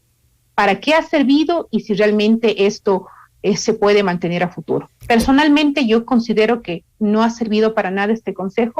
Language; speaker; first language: Spanish; native; Spanish